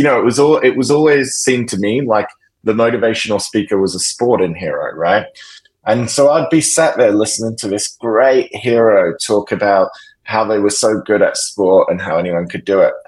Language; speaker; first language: English; native; English